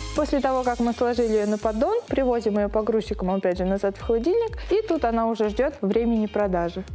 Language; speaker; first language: Russian; native; Russian